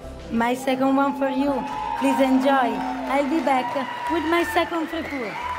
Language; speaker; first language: English; non-native, learner; Italian